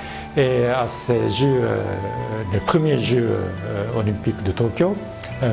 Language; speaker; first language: French; non-native, fluent; Japanese